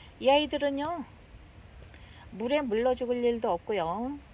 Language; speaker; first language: Korean; native; Korean